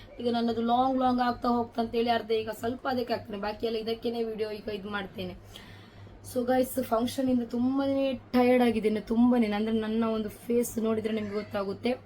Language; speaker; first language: Kannada; non-native, local second language; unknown